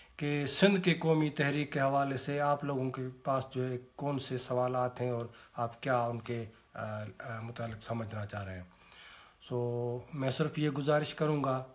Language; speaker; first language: Urdu; non-native, local second language; Sindhi